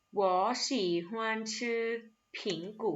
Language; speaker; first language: Chinese; non-native, fluent; Thai